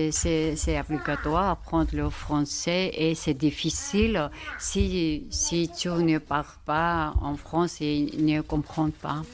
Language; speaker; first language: French; non-native, learner; Georgian